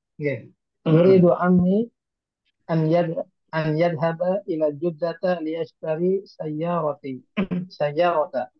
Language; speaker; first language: Arabic; non-native, learner; Indonesian